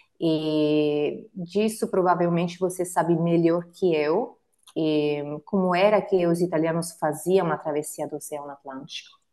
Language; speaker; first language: Portuguese; non-native, fluent; Italian